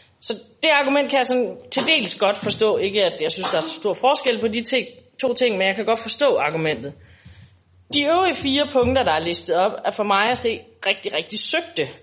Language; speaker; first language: Danish; native; Danish